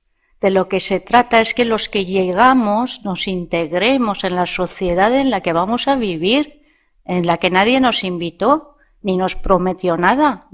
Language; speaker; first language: Spanish; non-native, fluent; Persian